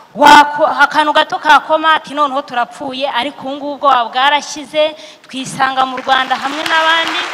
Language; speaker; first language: Kinyarwanda; early bilingual, heritage; Kinyarwanda